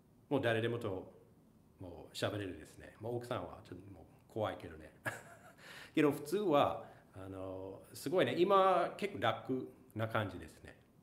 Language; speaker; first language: Japanese; non-native, fluent; English